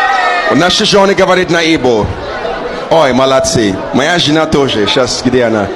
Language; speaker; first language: Russian; non-native, fluent; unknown